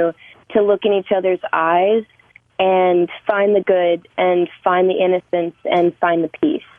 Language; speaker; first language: English; native; English